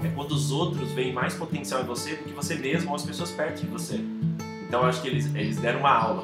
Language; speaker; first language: Portuguese; native; Portuguese